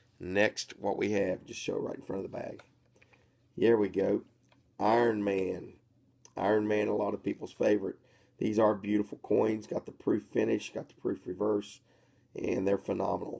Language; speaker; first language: English; native; English